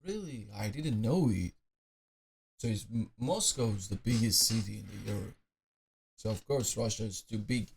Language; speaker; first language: English; non-native, fluent; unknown